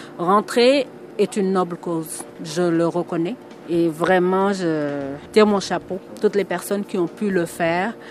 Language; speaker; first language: French; non-native, local second language; Wolof